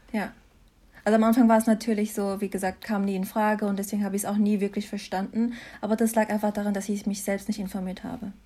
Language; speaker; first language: German; early bilingual, other home language; Turkish